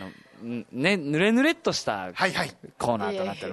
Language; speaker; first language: Japanese; native; Japanese